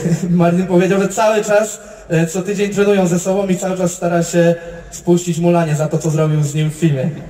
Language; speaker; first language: Polish; native; Polish